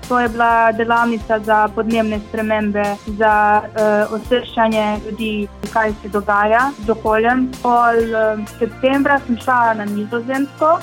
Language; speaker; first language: Slovenian; early bilingual, other home language; Bosnian